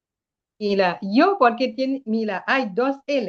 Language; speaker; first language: Spanish; non-native, learner; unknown